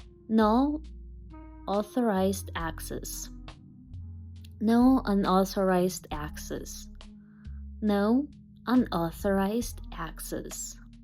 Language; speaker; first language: English; non-native, fluent; Ukrainian